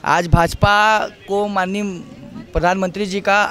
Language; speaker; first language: Hindi; native; Hindi